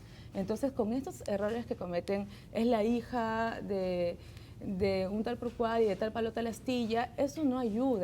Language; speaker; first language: Spanish; native; Spanish